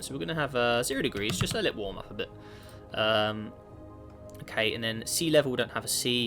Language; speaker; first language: English; native; English